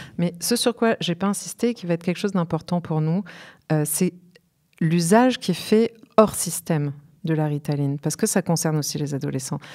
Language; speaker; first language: French; native; French